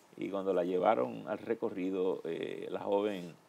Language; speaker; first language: Spanish; native; Spanish